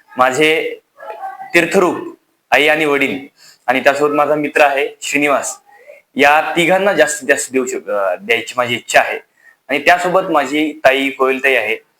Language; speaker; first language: Marathi; native; Marathi